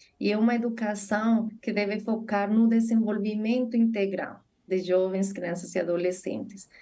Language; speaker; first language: Portuguese; non-native, fluent; Spanish